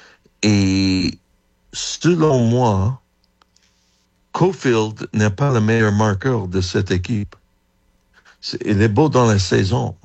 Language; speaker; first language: French; non-native, learner; English